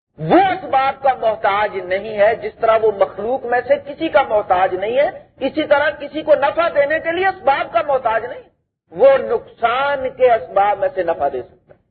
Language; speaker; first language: Urdu; non-native, local second language; Punjabi